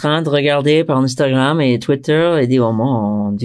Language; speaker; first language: French; non-native, fluent; English